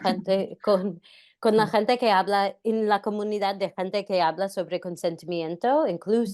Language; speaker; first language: Spanish; non-native, fluent; English